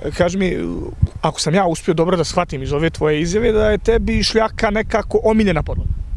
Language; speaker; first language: Serbian; native; Serbian